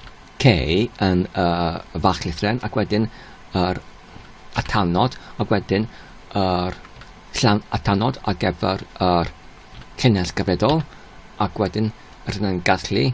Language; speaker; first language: Welsh; non-native, learner; English